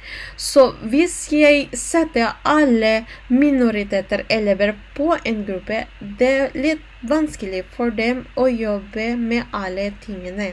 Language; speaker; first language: Norwegian; non-native, learner; Filipino